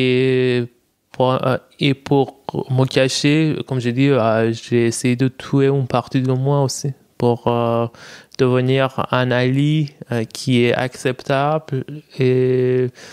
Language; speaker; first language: French; non-native, fluent; Persian